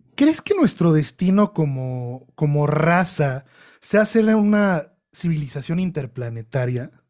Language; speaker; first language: Spanish; native; Spanish